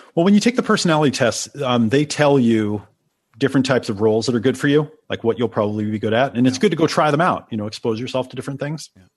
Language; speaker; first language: English; native; English